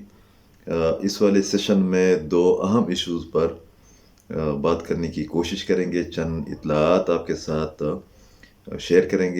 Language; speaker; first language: Urdu; native; Urdu